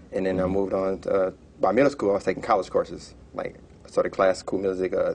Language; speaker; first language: English; native; English